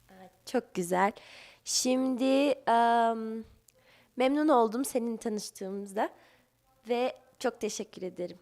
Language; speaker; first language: Turkish; early bilingual, other home language; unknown